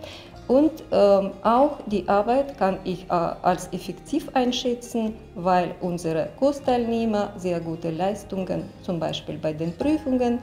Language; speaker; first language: German; non-native, fluent; Russian